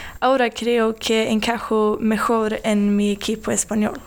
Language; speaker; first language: Spanish; non-native, learner; Swedish